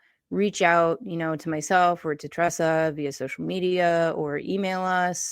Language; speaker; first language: English; native; English